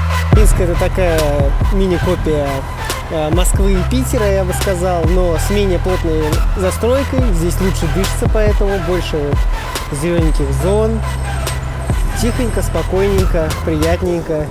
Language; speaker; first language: Russian; native; Russian